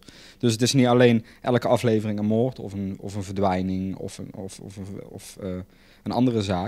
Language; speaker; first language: Dutch; native; Dutch